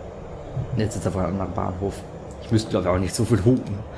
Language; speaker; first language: German; native; German